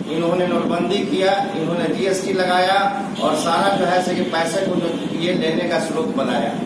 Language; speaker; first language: Hindi; native; Hindi